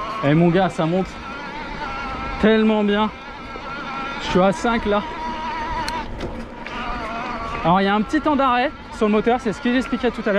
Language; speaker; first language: French; native; French